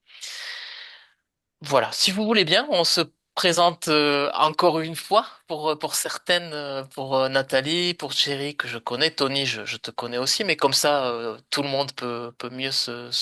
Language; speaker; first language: French; native; French